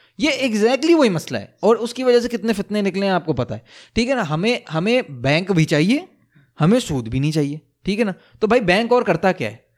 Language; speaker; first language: Urdu; native; Urdu